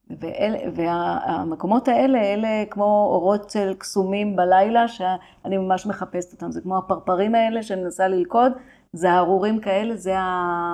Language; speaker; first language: Hebrew; native; Hebrew